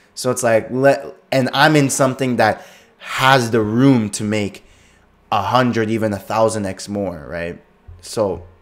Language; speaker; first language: English; native; English